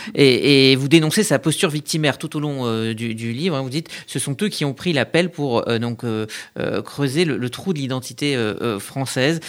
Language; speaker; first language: French; native; French